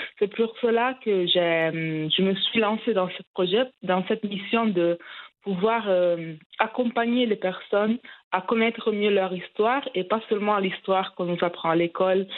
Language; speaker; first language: French; early bilingual, heritage; French